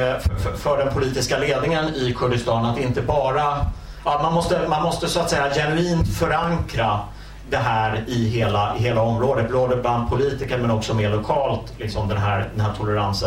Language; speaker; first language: Swedish; native; Swedish